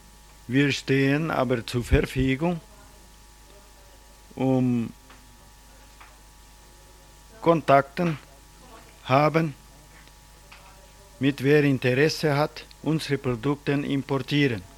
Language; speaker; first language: German; early bilingual, heritage; German